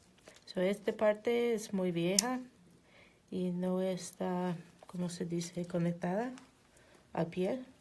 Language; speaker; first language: Spanish; non-native, learner; English